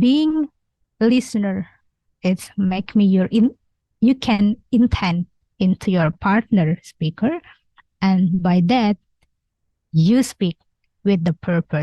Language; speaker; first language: English; non-native, learner; Indonesian